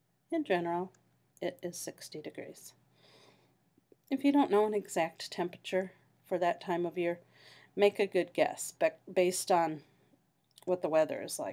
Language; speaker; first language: English; native; English